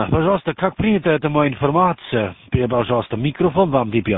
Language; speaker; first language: Russian; non-native, learner; German